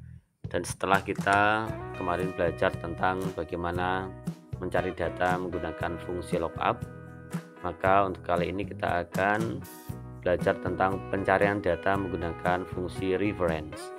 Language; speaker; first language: Indonesian; native; Indonesian